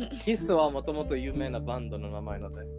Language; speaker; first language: Japanese; non-native, learner; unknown